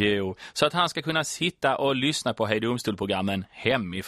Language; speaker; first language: Swedish; native; Swedish